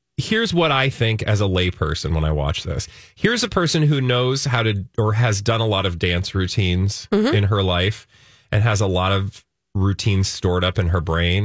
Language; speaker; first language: English; native; English